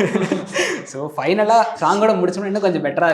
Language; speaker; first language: Tamil; native; Tamil